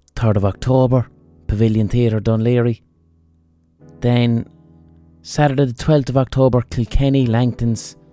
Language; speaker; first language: English; native; English